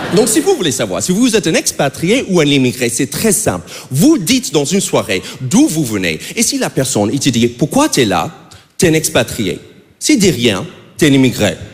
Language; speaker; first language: French; non-native, fluent; English